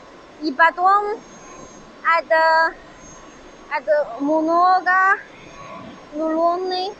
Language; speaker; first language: Russian; non-native, learner; Chinese